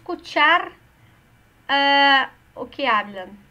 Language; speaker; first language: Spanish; non-native, learner; Portuguese